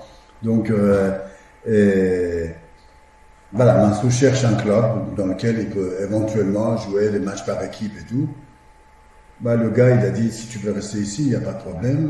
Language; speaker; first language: French; non-native, fluent; Persian